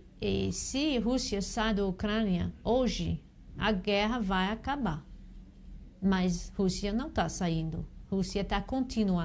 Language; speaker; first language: Portuguese; non-native, fluent; English